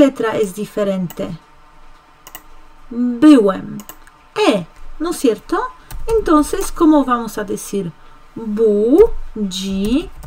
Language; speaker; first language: Spanish; non-native, fluent; Polish